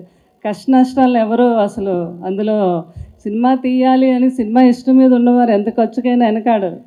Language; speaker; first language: Telugu; native; Telugu